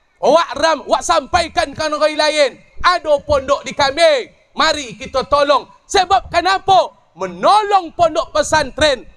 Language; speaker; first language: Malay; native; Malay